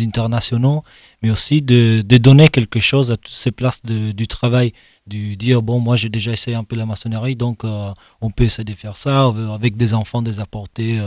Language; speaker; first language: French; non-native, fluent; Italian